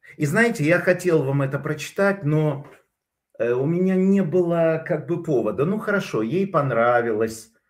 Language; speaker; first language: Russian; native; Russian